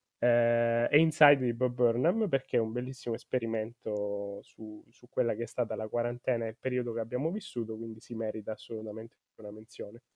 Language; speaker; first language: Italian; native; Italian